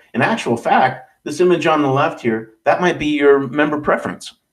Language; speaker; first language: English; native; English